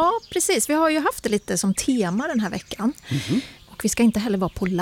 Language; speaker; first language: Swedish; native; Swedish